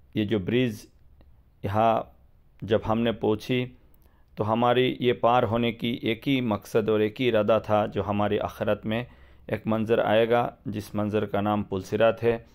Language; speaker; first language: Hindi; non-native, fluent; Bangla